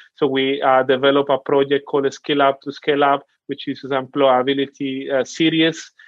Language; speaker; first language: English; non-native, fluent; Spanish